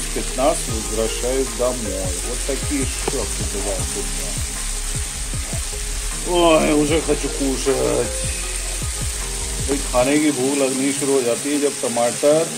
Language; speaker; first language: Russian; non-native, fluent; Hindi